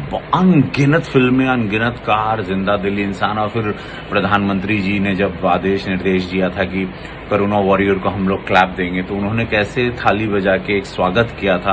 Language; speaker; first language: Hindi; native; Hindi